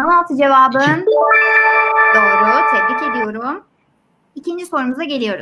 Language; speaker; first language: Turkish; native; Turkish